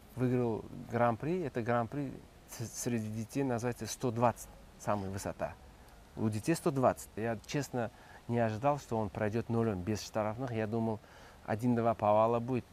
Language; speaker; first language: Russian; non-native, local second language; Uzbek